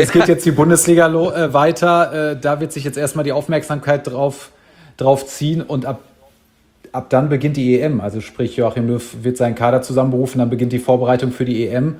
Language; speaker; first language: German; native; German